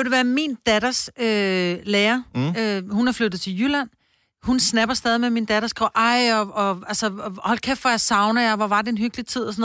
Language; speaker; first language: Danish; native; Danish